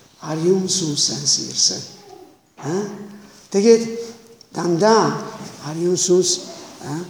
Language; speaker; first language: Mongolian; non-native, learner; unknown